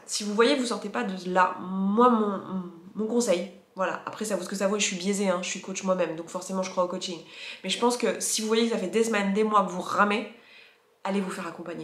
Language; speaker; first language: French; native; French